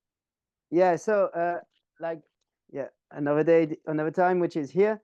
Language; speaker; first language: English; non-native, learner; French